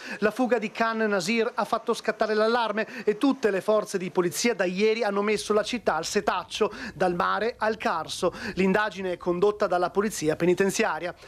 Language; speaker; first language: Italian; native; Italian